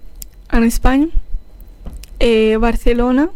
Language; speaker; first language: French; non-native, learner; Spanish